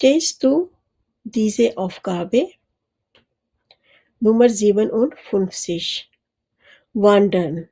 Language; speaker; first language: German; non-native, fluent; Urdu